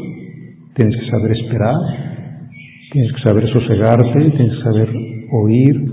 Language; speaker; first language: Spanish; native; Spanish